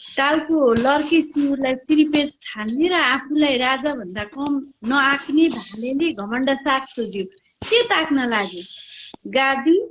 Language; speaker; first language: Nepali; native; Nepali